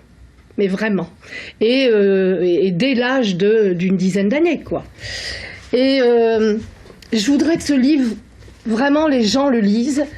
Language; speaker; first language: French; native; French